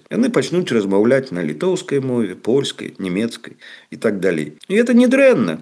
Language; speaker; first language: Belarusian; non-native, local second language; Russian